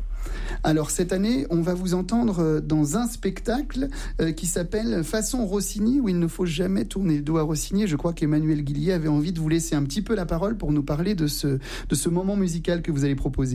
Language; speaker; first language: French; native; French